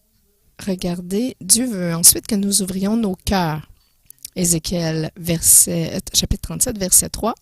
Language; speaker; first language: French; non-native, fluent; English